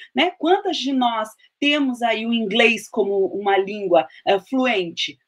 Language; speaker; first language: Portuguese; native; Portuguese